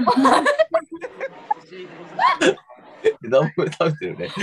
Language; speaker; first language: Japanese; native; Japanese